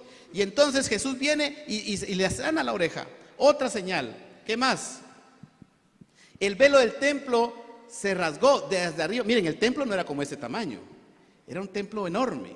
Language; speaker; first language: Spanish; native; Spanish